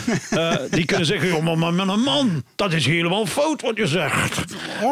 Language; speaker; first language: Dutch; non-native, fluent; English